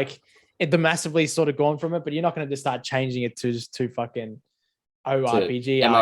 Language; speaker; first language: English; native; English